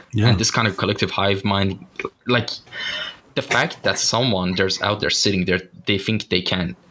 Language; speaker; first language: English; non-native, fluent; Persian